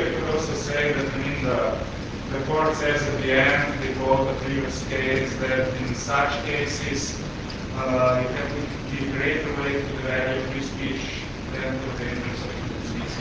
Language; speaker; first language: English; non-native, fluent; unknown